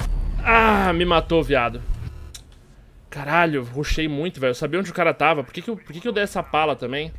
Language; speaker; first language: Portuguese; native; Portuguese